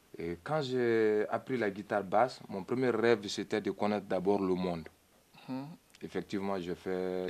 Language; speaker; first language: French; non-native, local second language; Mandingo